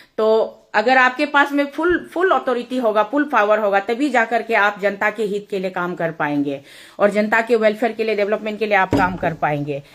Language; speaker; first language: Hindi; non-native, local second language; Nyishi